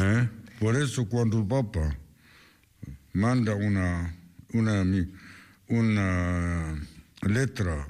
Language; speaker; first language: Spanish; non-native, fluent; Arabic